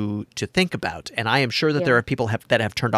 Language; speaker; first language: English; native; English